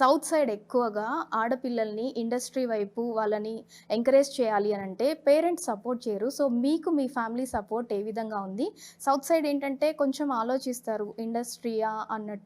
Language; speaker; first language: Telugu; native; Telugu